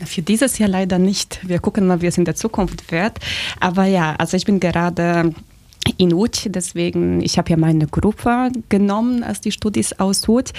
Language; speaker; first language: German; non-native, fluent; Polish